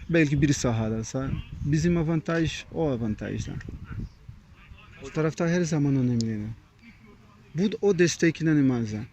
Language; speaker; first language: Turkish; non-native, learner; Portuguese